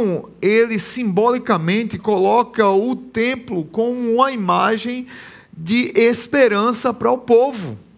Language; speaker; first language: Portuguese; native; Portuguese